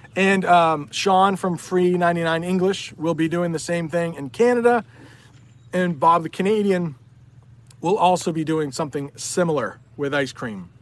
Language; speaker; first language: English; native; English